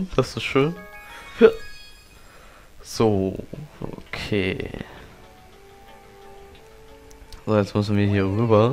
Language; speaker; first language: German; native; German